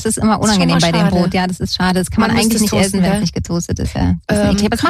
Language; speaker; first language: German; native; German